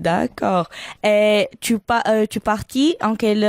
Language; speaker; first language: French; non-native, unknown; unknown